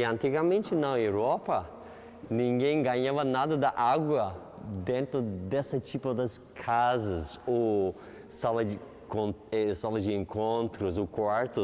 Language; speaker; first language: Portuguese; non-native, learner; Turkish